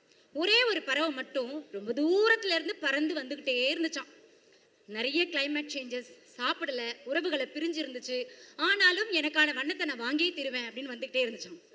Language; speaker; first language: Tamil; native; Tamil